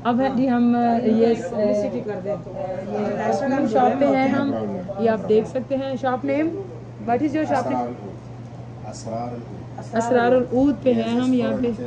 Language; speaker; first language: Hindi; non-native, local second language; Punjabi